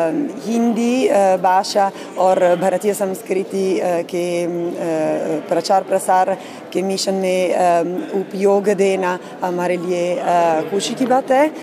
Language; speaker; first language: Hindi; non-native, fluent; Italian